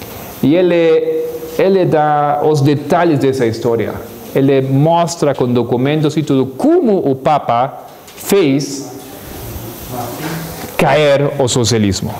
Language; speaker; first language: Portuguese; non-native, fluent; Spanish